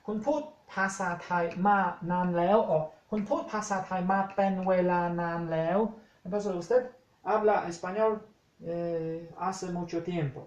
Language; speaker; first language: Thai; non-native, fluent; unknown